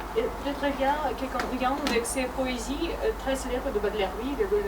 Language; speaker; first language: French; non-native, fluent; Russian